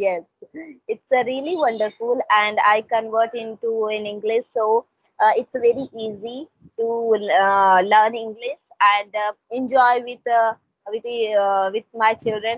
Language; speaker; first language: English; non-native, local second language; Hindi